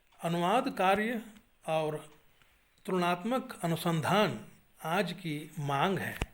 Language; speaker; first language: Hindi; non-native, local second language; Kannada